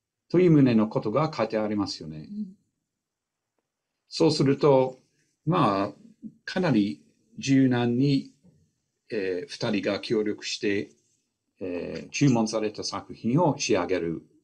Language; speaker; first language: Japanese; non-native, fluent; English